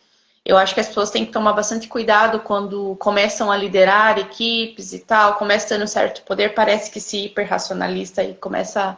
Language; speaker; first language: Portuguese; native; Portuguese